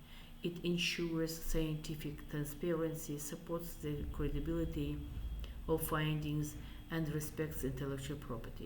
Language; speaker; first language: English; non-native, fluent; Kazakh